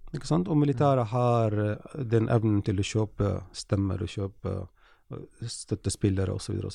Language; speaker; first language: Norwegian; non-native, fluent; Arabic